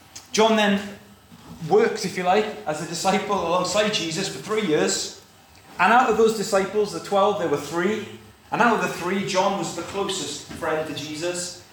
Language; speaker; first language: English; native; English